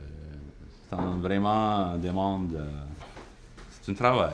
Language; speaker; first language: French; non-native, fluent; Arabic